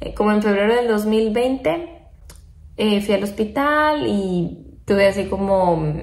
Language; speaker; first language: Spanish; native; Spanish